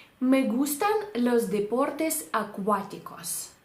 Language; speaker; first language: Spanish; non-native, fluent; Ukrainian